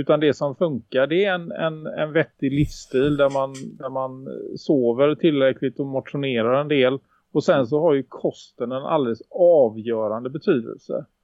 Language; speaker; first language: Swedish; native; Swedish